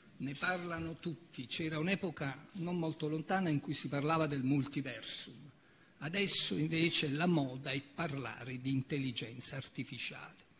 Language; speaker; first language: Italian; native; Italian